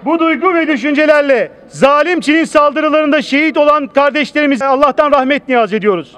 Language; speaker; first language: Turkish; native; Turkish